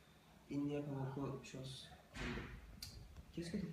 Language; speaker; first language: French; non-native, learner; Turkish